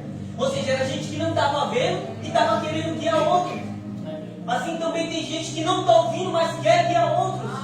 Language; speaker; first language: Portuguese; native; Portuguese